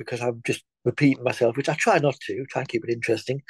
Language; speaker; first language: English; native; English